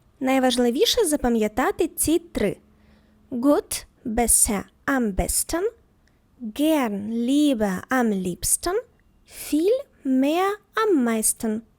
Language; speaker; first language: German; non-native, fluent; Ukrainian